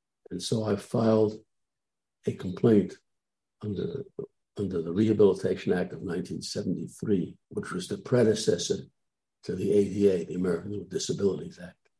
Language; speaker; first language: English; native; English